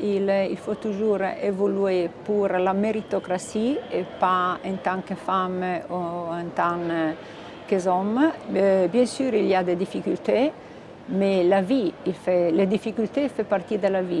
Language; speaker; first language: French; non-native, fluent; Italian